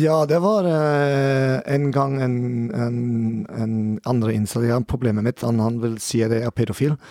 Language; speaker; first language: Norwegian; non-native, learner; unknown